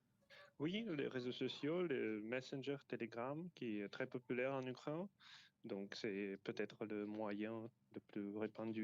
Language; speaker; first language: French; non-native, fluent; Ukrainian